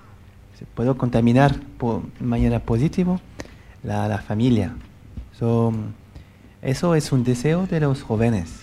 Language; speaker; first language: Spanish; non-native, learner; French